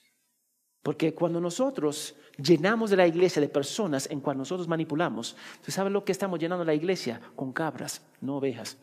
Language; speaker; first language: Spanish; early bilingual, heritage; Spanish